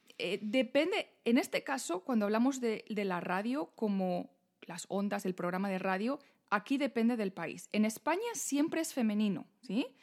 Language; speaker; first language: Spanish; native; Spanish